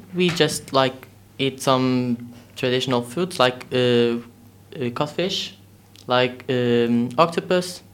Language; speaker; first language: English; non-native, learner; Portuguese